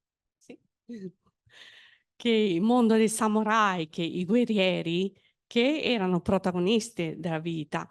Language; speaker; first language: Italian; non-native, fluent; Japanese